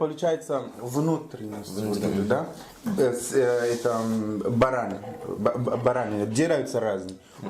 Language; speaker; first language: Russian; non-native, fluent; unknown